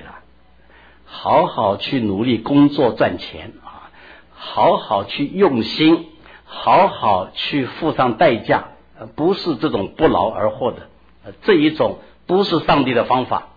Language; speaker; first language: Chinese; native; Chinese